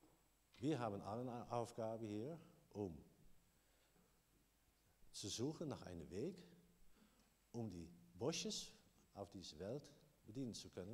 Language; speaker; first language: German; non-native, learner; Dutch